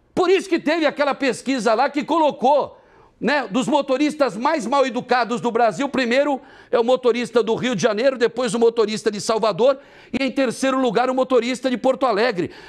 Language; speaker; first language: Portuguese; native; Portuguese